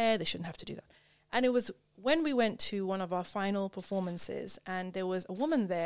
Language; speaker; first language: English; native; English